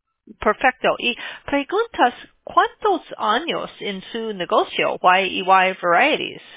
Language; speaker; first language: Spanish; non-native, learner; English